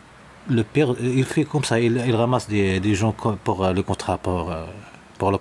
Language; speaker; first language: French; non-native, learner; Arabic